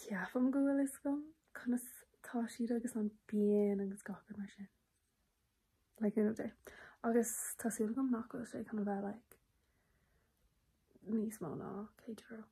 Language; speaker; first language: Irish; non-native, local second language; English